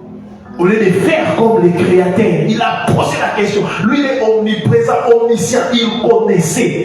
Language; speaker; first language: French; non-native, local second language; Lingala